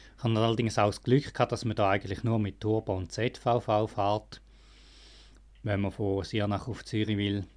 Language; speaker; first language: German; native; German